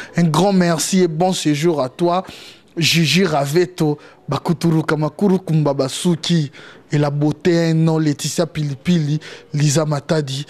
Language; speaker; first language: French; non-native, local second language; Lingala